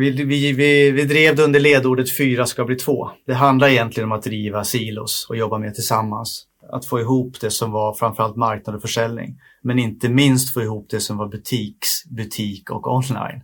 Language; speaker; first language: Swedish; native; Swedish